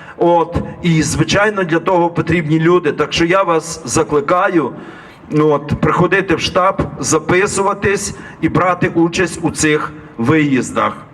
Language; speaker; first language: Ukrainian; native; Ukrainian